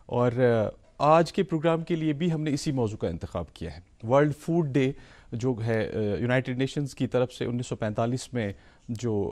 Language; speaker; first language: Hindi; non-native, local second language; Kashmiri